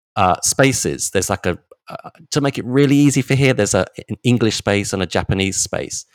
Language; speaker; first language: English; native; English